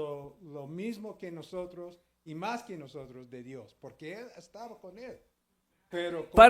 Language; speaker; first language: Spanish; early bilingual, heritage; Spanish